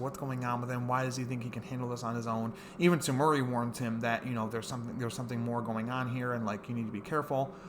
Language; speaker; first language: English; native; English